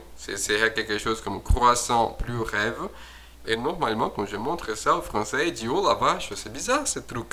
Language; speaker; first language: French; non-native, fluent; Portuguese